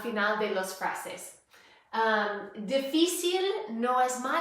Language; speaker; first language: Spanish; non-native, fluent; English